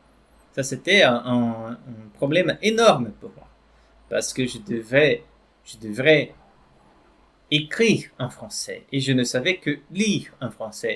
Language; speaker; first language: French; non-native, fluent; Portuguese